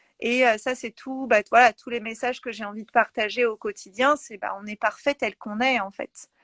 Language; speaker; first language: French; native; French